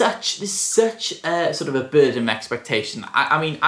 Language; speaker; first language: English; native; English